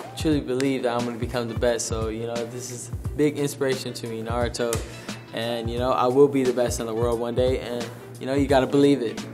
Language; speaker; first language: English; native; English